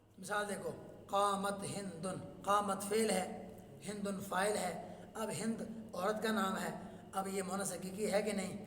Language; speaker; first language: Urdu; non-native, local second language; Northern Hindko